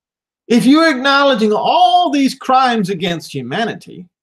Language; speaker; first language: English; native; English